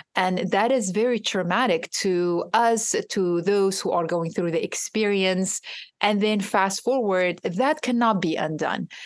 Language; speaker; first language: English; non-native, fluent; Arabic